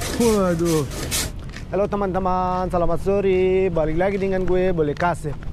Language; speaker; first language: Indonesian; non-native, learner; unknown